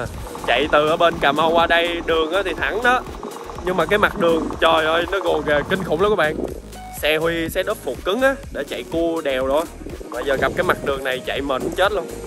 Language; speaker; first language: Vietnamese; native; Vietnamese